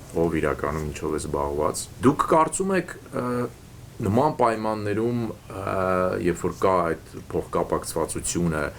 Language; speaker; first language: Armenian; native; Armenian